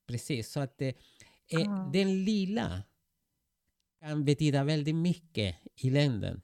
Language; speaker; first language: Swedish; non-native, fluent; Spanish